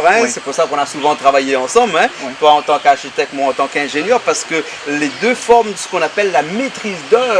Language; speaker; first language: French; native; French